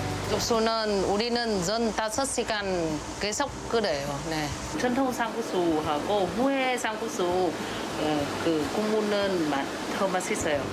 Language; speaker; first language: Korean; non-native, learner; Vietnamese